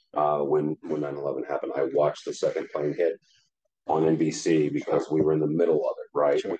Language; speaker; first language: English; native; English